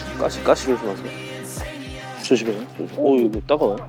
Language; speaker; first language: Korean; native; Korean